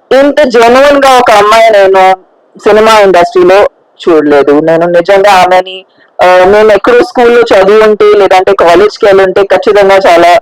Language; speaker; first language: Telugu; non-native, fluent; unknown